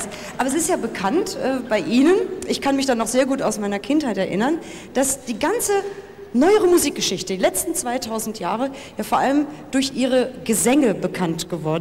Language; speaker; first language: German; native; German